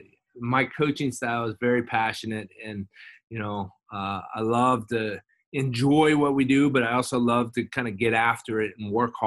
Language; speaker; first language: English; native; English